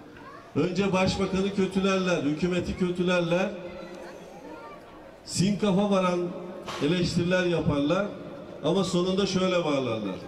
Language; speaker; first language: Turkish; native; Turkish